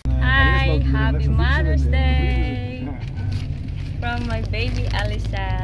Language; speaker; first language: English; non-native, local second language; Filipino